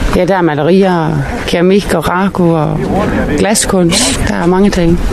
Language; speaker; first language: Danish; non-native, local second language; Faroese